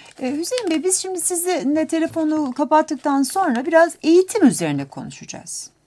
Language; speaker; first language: Turkish; native; Turkish